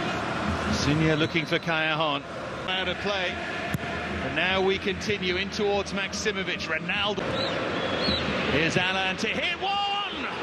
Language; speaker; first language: English; native; English